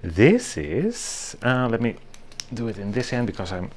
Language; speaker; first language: English; non-native, fluent; Dutch